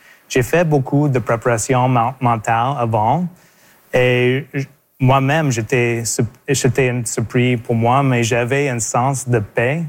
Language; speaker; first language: French; non-native, local second language; English